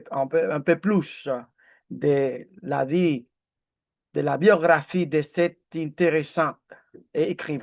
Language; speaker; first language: French; non-native, learner; Spanish